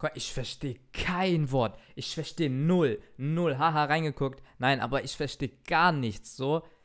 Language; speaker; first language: German; early bilingual, other home language; Turkish